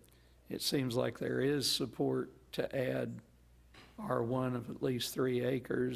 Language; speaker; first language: English; native; English